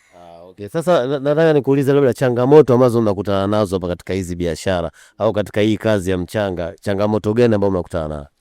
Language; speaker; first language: Swahili; native; Swahili